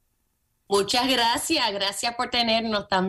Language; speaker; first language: Spanish; early bilingual, heritage; Spanish